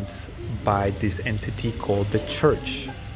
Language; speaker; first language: English; non-native, fluent; Spanish